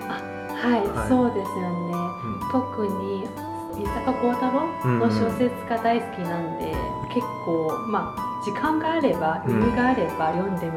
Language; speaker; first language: Japanese; non-native, fluent; Chinese